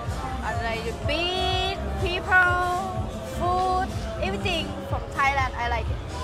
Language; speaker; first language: English; non-native, learner; Thai